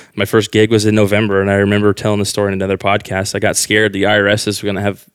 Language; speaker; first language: English; native; English